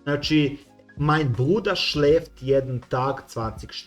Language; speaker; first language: German; non-native, fluent; Serbian